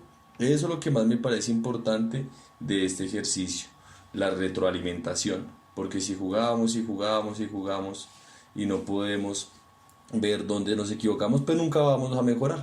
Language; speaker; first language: Spanish; native; Spanish